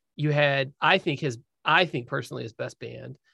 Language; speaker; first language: English; native; English